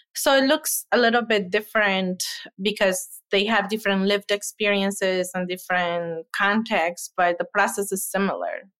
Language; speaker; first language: English; non-native, fluent; Spanish